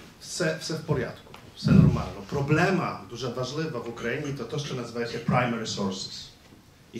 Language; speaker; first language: Ukrainian; native; Ukrainian